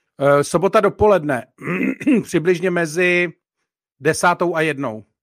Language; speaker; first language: Czech; native; Czech